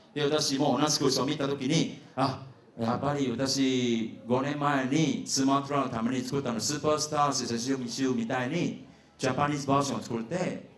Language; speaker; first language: Japanese; non-native, fluent; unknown